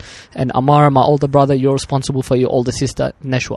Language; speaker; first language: English; early bilingual, other home language; Arabic